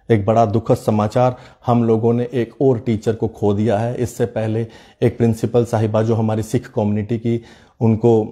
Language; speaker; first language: Hindi; native; Hindi